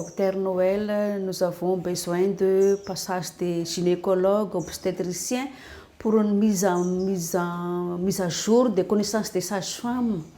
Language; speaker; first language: French; non-native, local second language; Malagasy